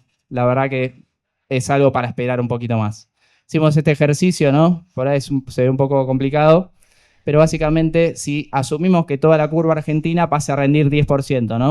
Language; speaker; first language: Spanish; native; Spanish